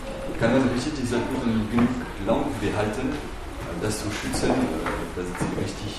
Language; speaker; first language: German; non-native, fluent; French